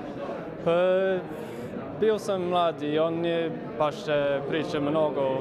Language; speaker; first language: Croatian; early bilingual, heritage; English